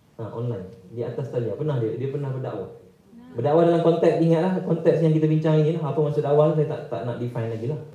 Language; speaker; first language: Malay; native; Malay